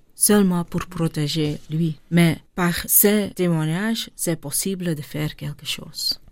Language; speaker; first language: French; non-native, learner; Dutch